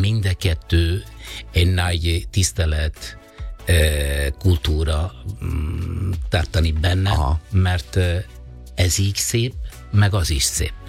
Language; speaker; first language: Hungarian; non-native, fluent; Italian